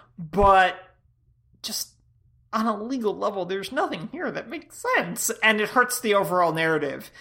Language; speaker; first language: English; native; English